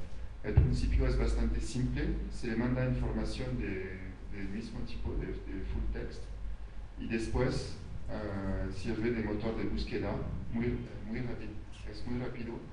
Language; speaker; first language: Spanish; non-native, fluent; French